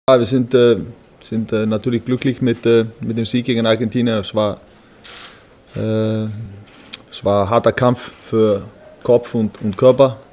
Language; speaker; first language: German; non-native, fluent; Icelandic